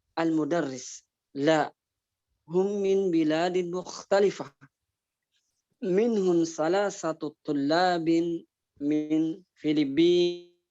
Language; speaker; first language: Arabic; non-native, fluent; Indonesian